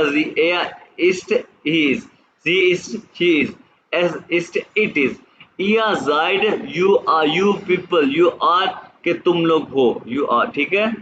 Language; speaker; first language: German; non-native, fluent; Urdu